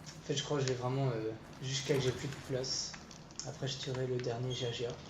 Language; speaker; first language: French; native; French